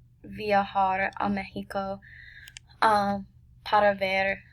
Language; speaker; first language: Spanish; non-native, learner; English